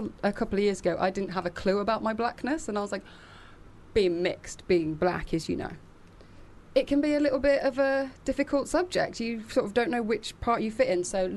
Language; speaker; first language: English; native; English